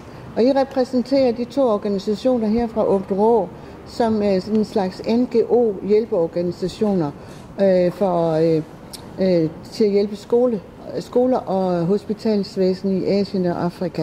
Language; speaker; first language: Danish; native; Danish